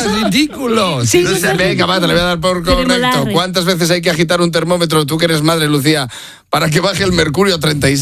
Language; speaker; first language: Spanish; native; Spanish